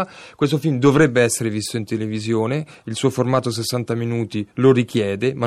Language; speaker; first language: Italian; native; Italian